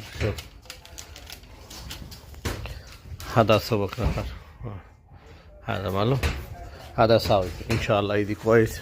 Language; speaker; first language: Arabic; non-native, learner; Bangla